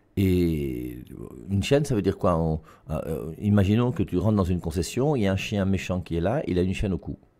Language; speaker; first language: French; native; French